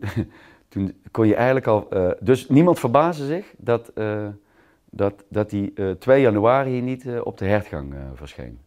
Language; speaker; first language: Dutch; native; Dutch